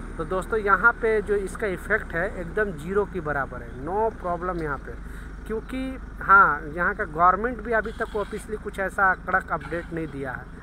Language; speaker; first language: Hindi; native; Hindi